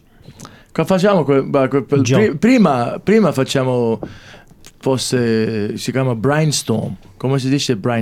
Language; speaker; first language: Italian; early bilingual, heritage; English